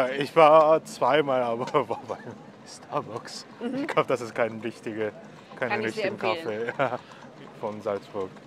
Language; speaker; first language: German; non-native, fluent; Korean